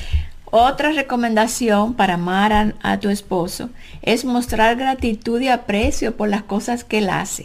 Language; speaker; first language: Spanish; native; Spanish